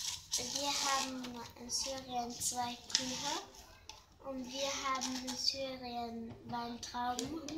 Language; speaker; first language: German; non-native, learner; Arabic